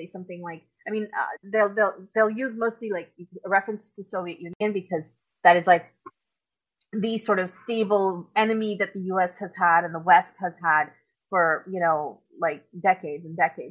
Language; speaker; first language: English; non-native, local second language; Urdu